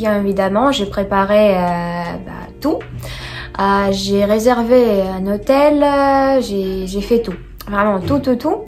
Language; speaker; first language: French; non-native, fluent; Russian